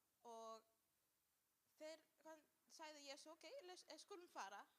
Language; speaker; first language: Icelandic; non-native, learner; Spanish